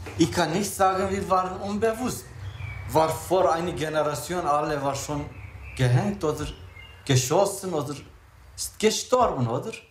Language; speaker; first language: German; non-native, learner; Kurdish